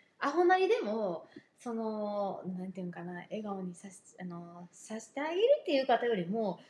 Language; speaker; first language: Japanese; native; Japanese